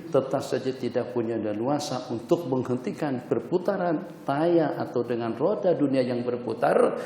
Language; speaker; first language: Malay; non-native, fluent; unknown